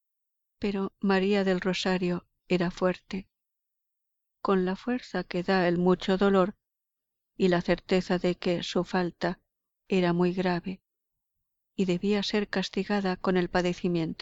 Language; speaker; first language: Spanish; native; Spanish